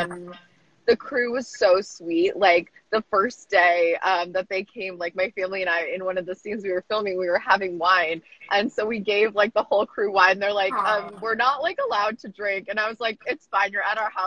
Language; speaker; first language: English; native; English